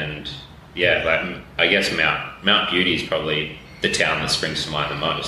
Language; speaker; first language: English; native; English